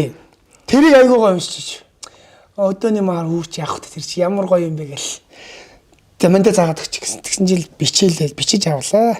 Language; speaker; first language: Mongolian; native; Mongolian